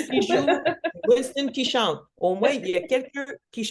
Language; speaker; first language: French; non-native, local second language; English